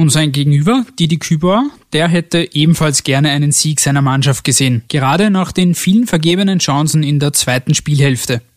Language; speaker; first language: German; native; German